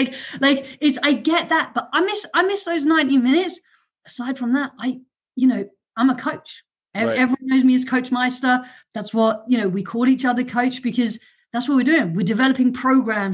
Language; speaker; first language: English; non-native, local second language; German